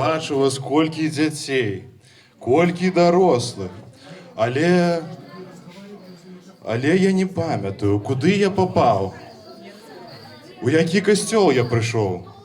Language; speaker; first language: Belarusian; non-native, local second language; Russian